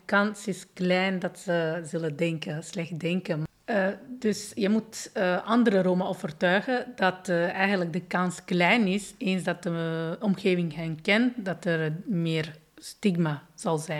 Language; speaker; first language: Dutch; non-native, fluent; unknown